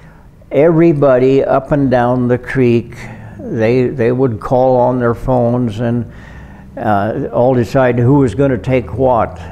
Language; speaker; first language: English; native; English